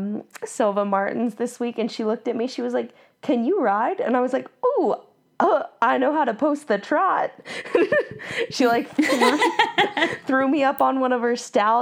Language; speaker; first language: English; native; English